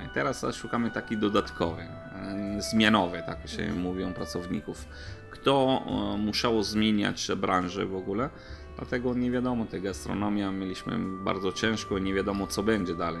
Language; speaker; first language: Polish; non-native, learner; Italian